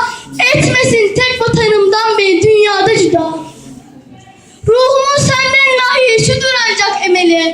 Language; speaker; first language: Turkish; native; Turkish